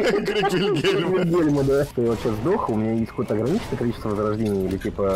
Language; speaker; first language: Russian; native; Russian